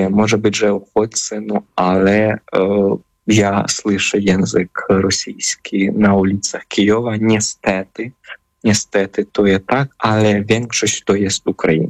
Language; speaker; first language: Polish; non-native, fluent; Ukrainian